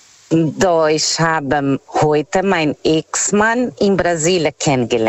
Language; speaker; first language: German; non-native, fluent; Portuguese